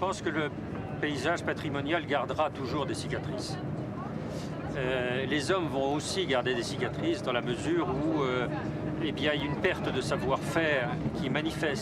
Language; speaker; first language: French; native; French